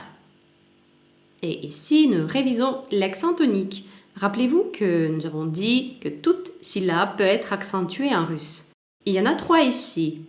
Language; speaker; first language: French; non-native, fluent; Russian